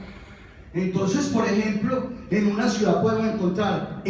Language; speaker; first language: Spanish; native; Spanish